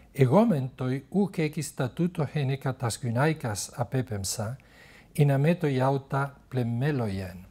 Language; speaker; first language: Greek; non-native, fluent; Spanish